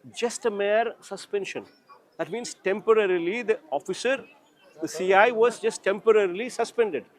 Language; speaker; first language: English; non-native, local second language; Telugu